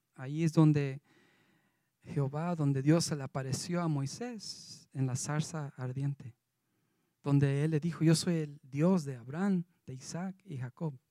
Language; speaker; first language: Spanish; early bilingual, heritage; Spanish